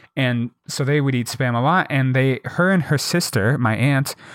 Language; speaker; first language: English; native; English